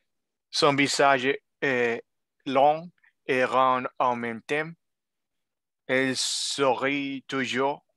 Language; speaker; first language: French; non-native, learner; Spanish